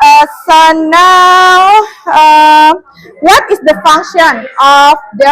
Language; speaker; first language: English; non-native, learner; Indonesian